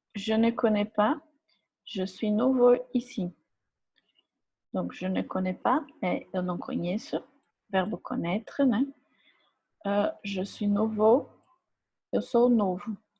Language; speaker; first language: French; non-native, fluent; Portuguese